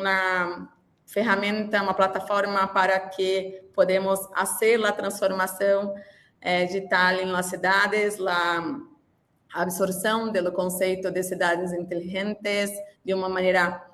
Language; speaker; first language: Spanish; non-native, learner; Portuguese